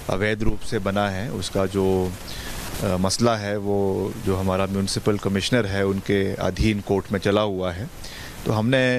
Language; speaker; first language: Hindi; native; Hindi